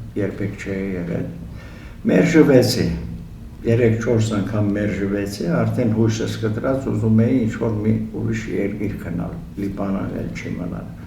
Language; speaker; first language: Armenian; early bilingual, heritage; Armenian